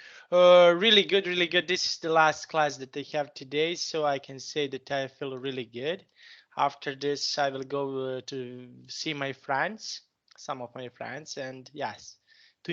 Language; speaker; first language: English; non-native, fluent; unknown